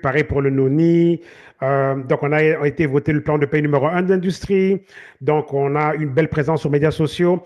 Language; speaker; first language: French; native; French